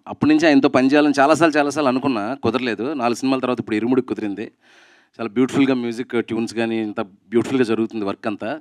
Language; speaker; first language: Telugu; native; Telugu